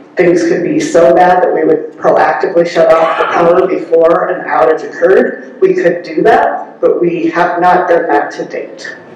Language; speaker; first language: English; native; English